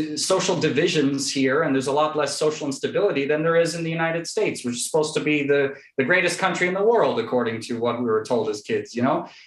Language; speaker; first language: English; native; English